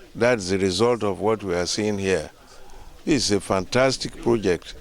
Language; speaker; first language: English; non-native, local second language; Yoruba